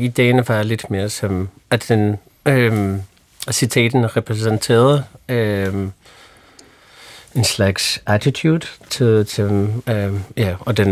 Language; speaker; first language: Danish; non-native, fluent; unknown